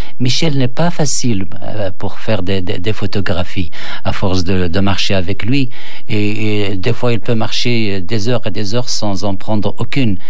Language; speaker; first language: French; non-native, local second language; Berber languages